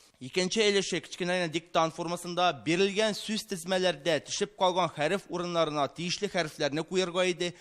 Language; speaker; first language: Tatar; native; Tatar